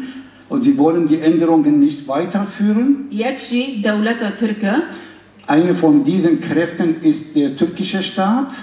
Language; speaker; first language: German; non-native, fluent; Kurdish